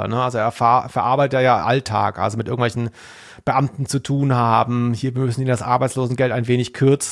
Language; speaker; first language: German; native; German